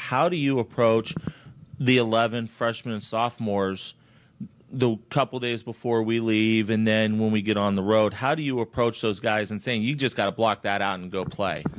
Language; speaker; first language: English; native; English